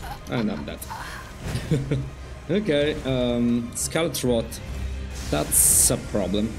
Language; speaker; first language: English; non-native, fluent; Italian